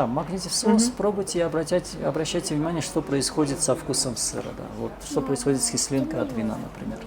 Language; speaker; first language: Russian; native; Russian